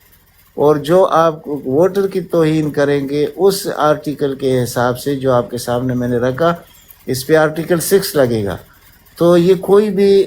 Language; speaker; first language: Urdu; native; Urdu